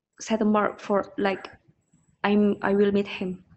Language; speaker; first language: English; non-native, learner; Indonesian